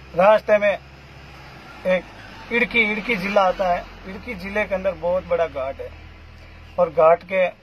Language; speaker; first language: Hindi; native; Hindi